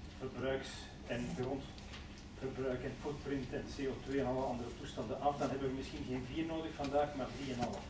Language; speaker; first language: Dutch; native; Dutch